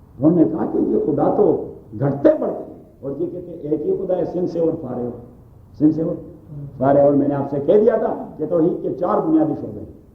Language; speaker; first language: Urdu; non-native, local second language; Pashto